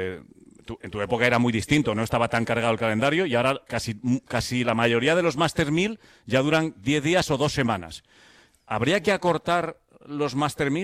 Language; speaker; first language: Spanish; native; Spanish